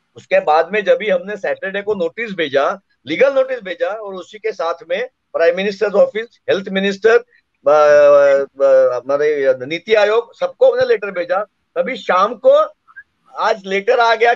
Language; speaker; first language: Hindi; non-native, local second language; Marathi